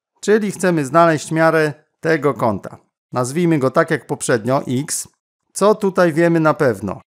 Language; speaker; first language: Polish; native; Polish